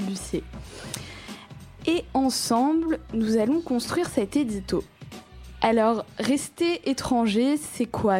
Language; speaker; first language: French; native; French